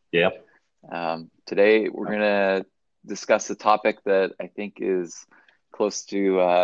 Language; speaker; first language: English; native; English